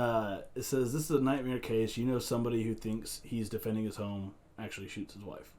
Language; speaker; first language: English; native; English